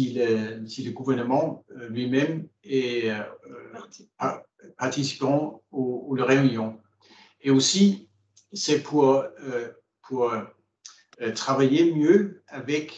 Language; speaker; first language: French; non-native, fluent; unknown